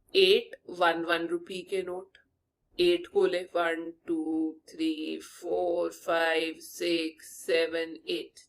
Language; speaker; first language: Hindi; non-native, local second language; Punjabi